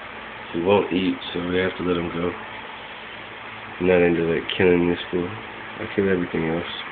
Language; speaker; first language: English; native; English